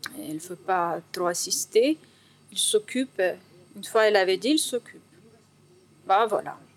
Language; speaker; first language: French; non-native, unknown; Ukrainian